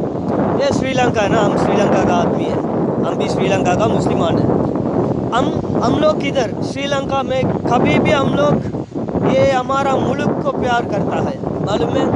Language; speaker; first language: Hindi; non-native, learner; Tamil